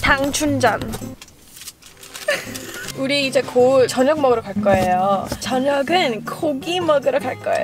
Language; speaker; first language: Korean; early bilingual, heritage; English